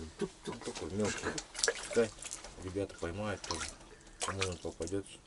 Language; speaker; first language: Russian; native; Russian